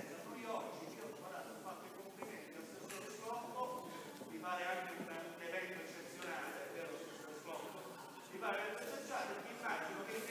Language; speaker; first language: Italian; native; Italian